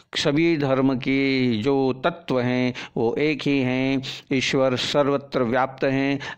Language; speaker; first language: Hindi; native; Hindi